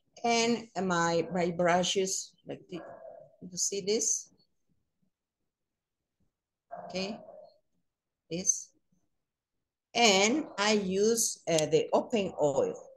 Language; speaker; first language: English; non-native, learner; Spanish